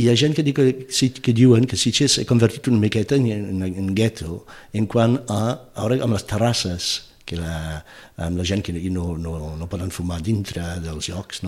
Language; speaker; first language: Catalan; non-native, fluent; English